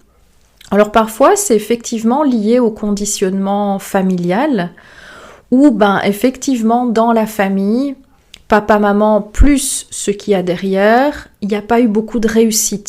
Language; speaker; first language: French; native; French